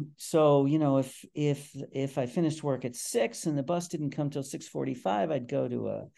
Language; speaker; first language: English; native; English